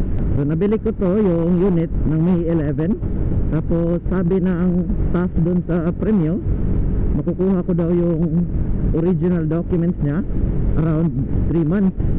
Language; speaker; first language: Filipino; non-native, local second language; Cebuano